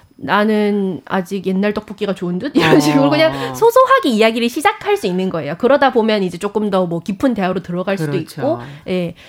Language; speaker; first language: Korean; native; Korean